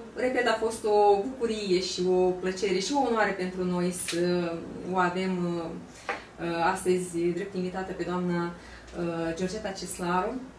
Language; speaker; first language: Romanian; native; Romanian